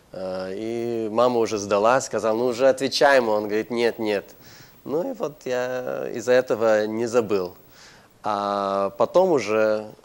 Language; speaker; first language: Russian; non-native, fluent; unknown